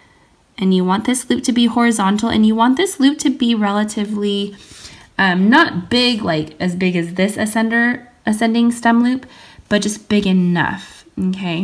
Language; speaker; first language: English; native; English